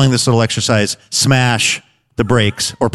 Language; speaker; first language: English; native; English